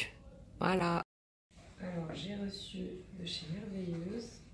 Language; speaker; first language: French; non-native, local second language; Arabic